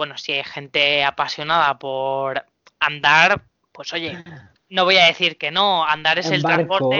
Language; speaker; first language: Spanish; native; Spanish